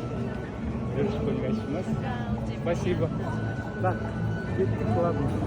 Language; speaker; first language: Russian; non-native, local second language; Kyrgyz